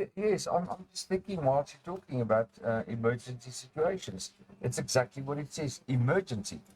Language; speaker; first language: English; non-native, local second language; Afrikaans